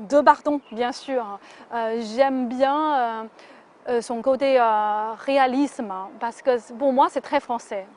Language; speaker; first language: French; non-native, fluent; Chinese